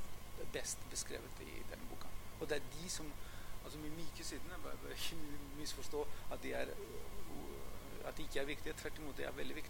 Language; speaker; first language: Norwegian; non-native, fluent; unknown